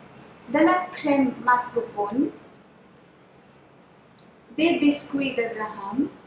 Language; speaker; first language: French; non-native, fluent; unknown